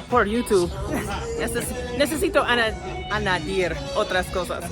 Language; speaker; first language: Spanish; non-native, learner; English